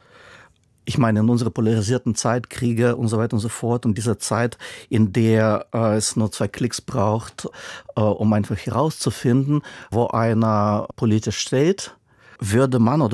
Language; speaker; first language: German; non-native, fluent; Russian